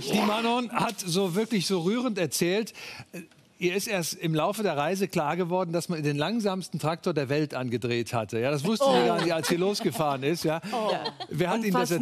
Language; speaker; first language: German; native; German